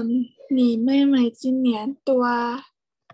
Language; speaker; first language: Chinese; non-native, learner; Thai